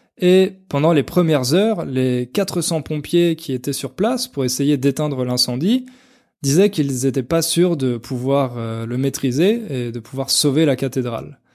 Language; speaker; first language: French; native; French